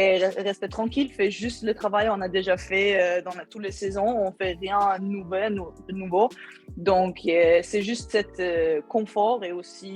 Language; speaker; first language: French; non-native, learner; Swedish